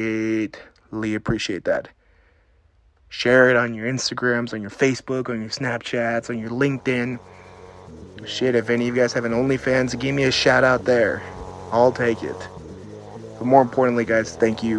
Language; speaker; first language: English; native; English